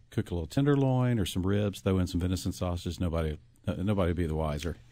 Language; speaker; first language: English; native; English